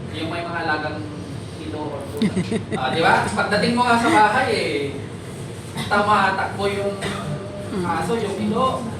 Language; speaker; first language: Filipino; non-native, local second language; Iloko